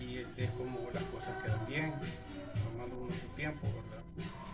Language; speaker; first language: Spanish; native; Spanish